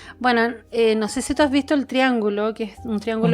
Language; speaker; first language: Spanish; native; Spanish